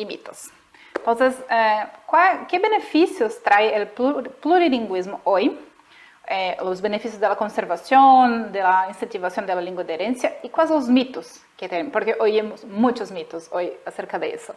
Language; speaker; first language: Spanish; non-native, fluent; Portuguese